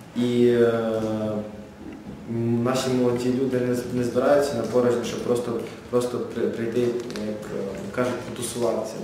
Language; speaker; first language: Ukrainian; native; Ukrainian